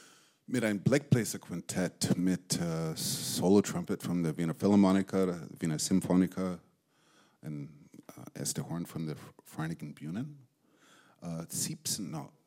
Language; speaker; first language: German; non-native, fluent; English